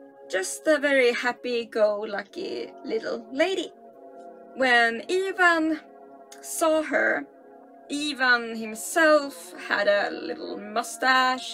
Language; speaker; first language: English; non-native, fluent; Swedish